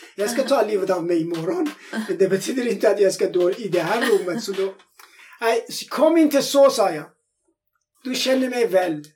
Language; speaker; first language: Swedish; non-native, fluent; Persian